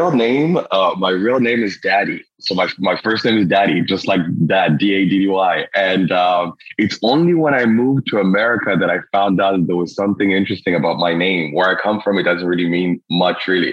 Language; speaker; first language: English; non-native, local second language; Kinyarwanda